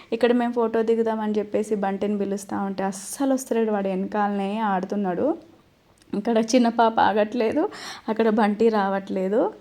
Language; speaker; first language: Telugu; native; Telugu